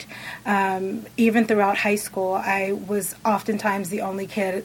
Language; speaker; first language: English; native; English